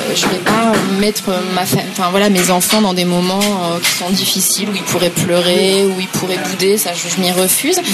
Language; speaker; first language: French; native; French